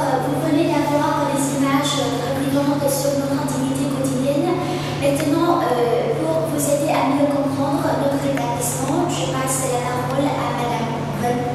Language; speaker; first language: French; non-native, fluent; Vietnamese